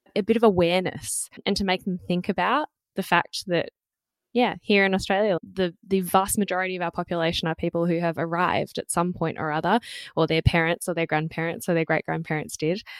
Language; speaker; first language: English; native; English